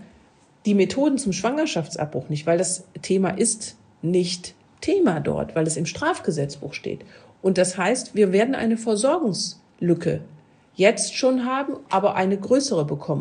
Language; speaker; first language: German; native; German